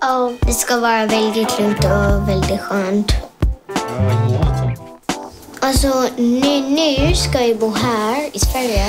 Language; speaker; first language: Swedish; early bilingual, heritage; Swedish